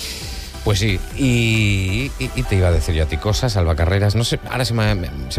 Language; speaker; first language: Spanish; native; Spanish